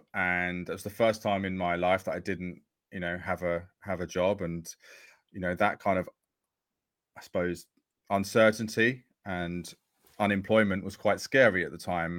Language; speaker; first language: English; native; English